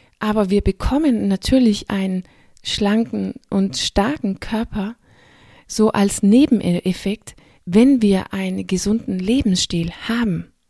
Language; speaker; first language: German; non-native, fluent; Danish